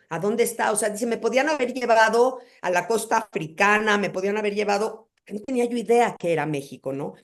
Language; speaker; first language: Spanish; native; Spanish